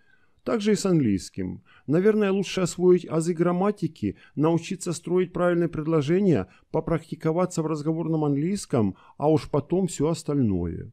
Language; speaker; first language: Russian; native; Russian